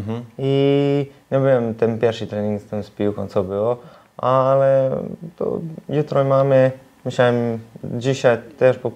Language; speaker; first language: Polish; non-native, learner; Serbian